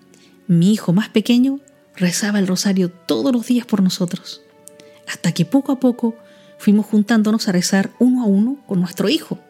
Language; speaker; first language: Spanish; native; Spanish